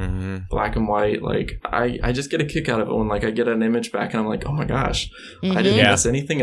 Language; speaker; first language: English; native; English